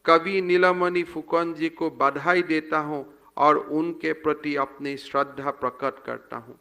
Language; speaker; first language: Hindi; non-native, local second language; Assamese